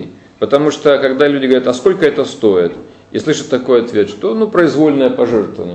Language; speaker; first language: Russian; native; Russian